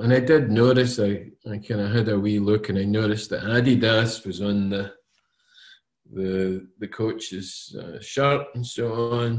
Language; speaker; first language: English; native; English